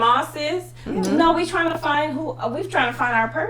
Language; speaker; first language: English; native; English